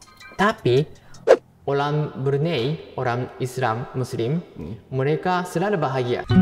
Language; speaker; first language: Indonesian; non-native, fluent; Japanese